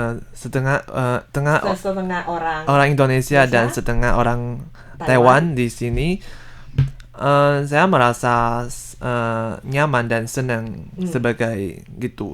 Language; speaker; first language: Indonesian; non-native, learner; Chinese